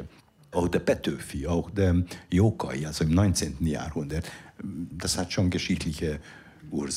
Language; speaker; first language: German; non-native, fluent; Hungarian